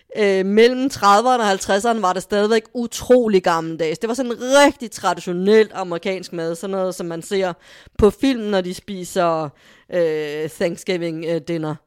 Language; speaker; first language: Danish; native; Danish